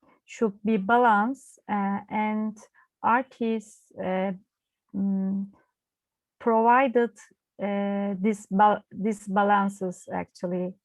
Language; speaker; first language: English; non-native, learner; Turkish